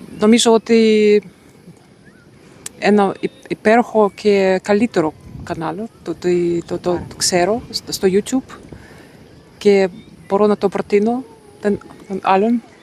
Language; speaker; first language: Greek; non-native, learner; Russian